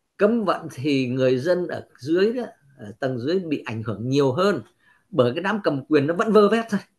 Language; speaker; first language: Vietnamese; native; Vietnamese